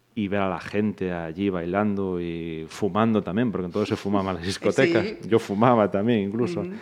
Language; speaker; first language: Spanish; native; Spanish